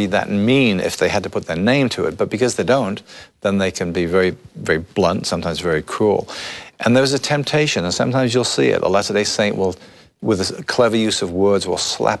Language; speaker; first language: English; native; English